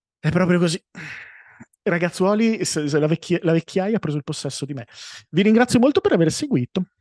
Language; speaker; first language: Italian; native; Italian